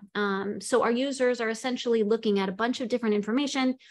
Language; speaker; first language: English; native; English